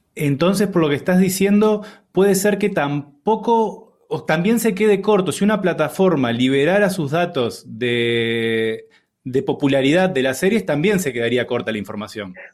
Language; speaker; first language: Spanish; native; Spanish